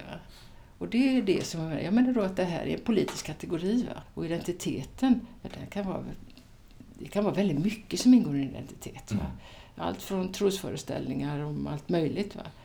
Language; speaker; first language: Swedish; native; Swedish